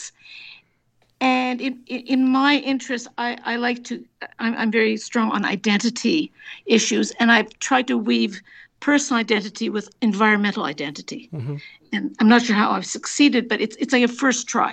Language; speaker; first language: English; native; English